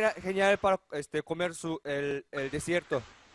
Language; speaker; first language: Spanish; non-native, learner; Korean